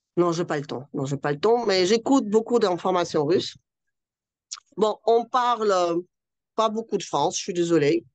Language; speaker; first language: French; non-native, fluent; Russian